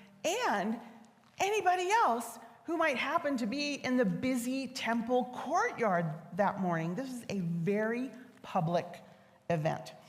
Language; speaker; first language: English; native; English